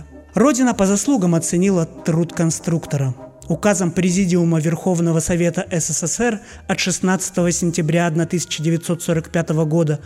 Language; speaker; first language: Russian; native; Russian